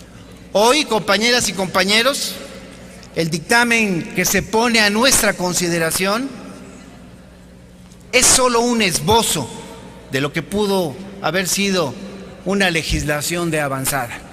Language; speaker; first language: Spanish; native; Spanish